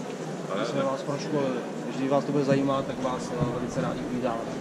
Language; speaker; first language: Czech; native; Czech